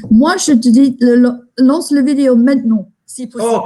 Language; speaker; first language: French; non-native, fluent; German